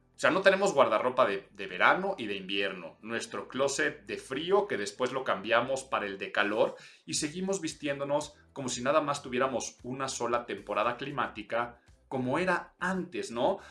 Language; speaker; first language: Spanish; native; Spanish